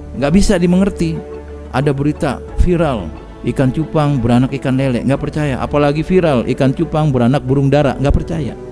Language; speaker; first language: Indonesian; native; Indonesian